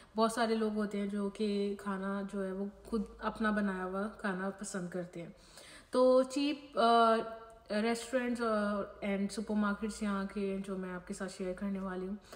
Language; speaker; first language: Urdu; native; Urdu